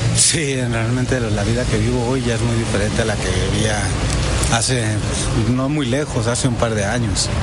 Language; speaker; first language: Spanish; early bilingual, heritage; Spanish